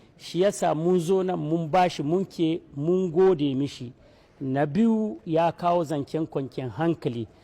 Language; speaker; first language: Hausa; native; Hausa